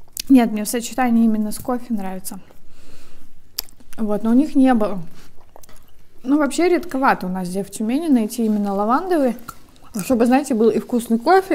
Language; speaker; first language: Russian; native; Russian